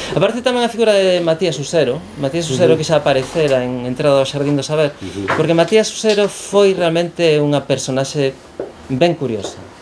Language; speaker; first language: Galician; native; Galician